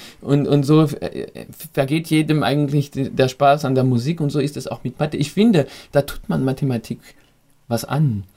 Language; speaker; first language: German; non-native, fluent; French